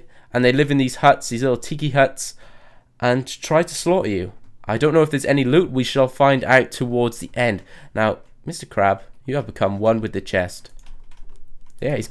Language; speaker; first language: English; native; English